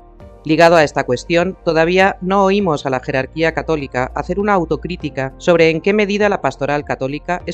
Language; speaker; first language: Spanish; native; Spanish